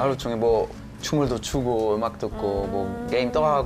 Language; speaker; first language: Korean; non-native, local second language; French